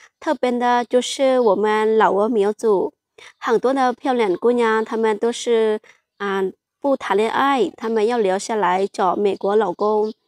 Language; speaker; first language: Chinese; non-native, fluent; Hmong